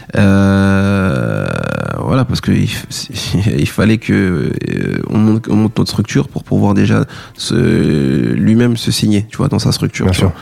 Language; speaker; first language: French; native; French